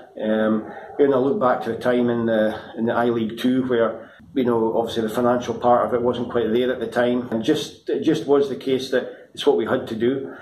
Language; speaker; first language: English; native; English